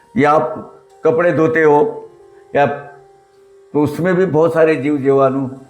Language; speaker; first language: Hindi; non-native, local second language; Marathi